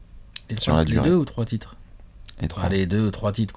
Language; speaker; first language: French; native; French